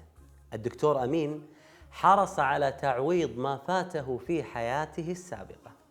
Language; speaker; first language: Arabic; native; Arabic